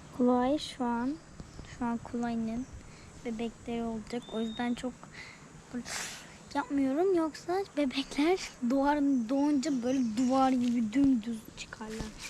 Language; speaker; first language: Turkish; native; Turkish